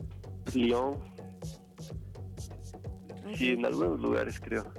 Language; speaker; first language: Spanish; non-native, fluent; French